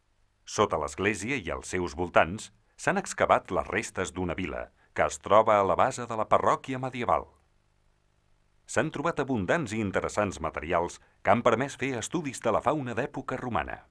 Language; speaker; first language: Catalan; native; Catalan